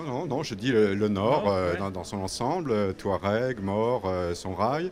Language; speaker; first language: French; native; French